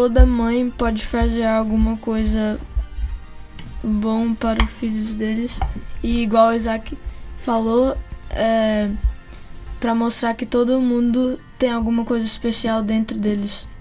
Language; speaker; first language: Portuguese; early bilingual, heritage; Portuguese